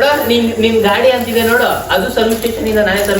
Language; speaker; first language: Kannada; native; Kannada